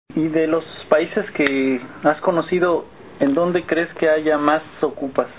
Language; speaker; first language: Spanish; native; Spanish